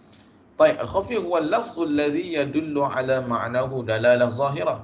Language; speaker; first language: Arabic; non-native, fluent; Malay